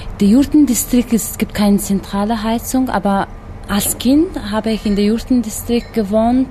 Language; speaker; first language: German; non-native, learner; Mongolian